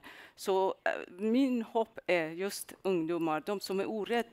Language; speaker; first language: Swedish; non-native, fluent; Persian